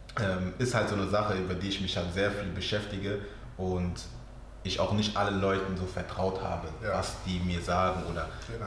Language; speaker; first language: German; early bilingual, other home language; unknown